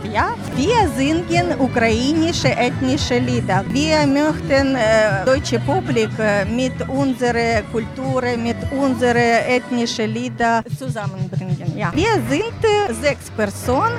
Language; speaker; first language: German; non-native, learner; Ukrainian